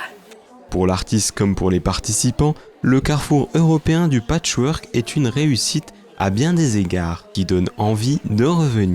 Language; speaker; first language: French; native; French